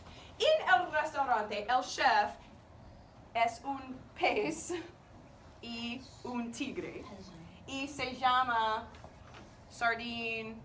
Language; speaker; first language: Spanish; non-native, learner; English